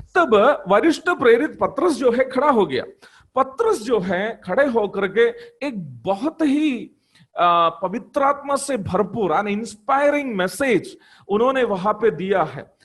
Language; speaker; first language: Hindi; non-native, local second language; Malayalam